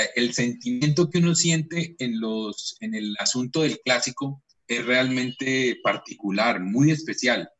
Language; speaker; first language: Spanish; native; Spanish